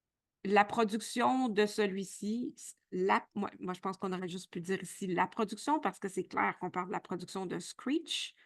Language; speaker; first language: French; native; French